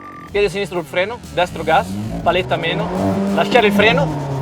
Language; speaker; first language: Italian; native; Italian